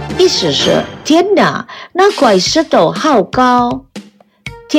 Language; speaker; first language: Chinese; non-native, fluent; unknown